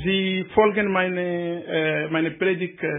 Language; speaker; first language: German; non-native, learner; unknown